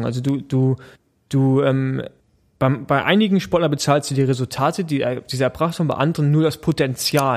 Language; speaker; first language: German; native; German